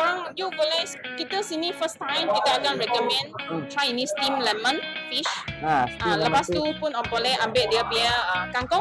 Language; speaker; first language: Malay; non-native, local second language; Chinese